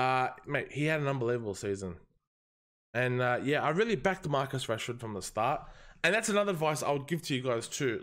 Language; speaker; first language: English; native; English